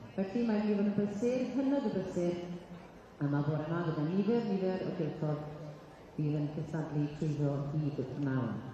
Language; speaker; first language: Welsh; native; Welsh